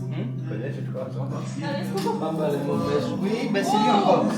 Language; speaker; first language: French; early bilingual, other home language; Armenian